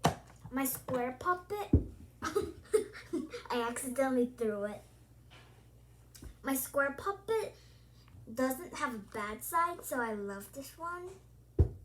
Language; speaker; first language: English; early bilingual, other home language; Korean